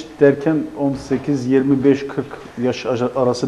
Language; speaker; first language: Turkish; native; Turkish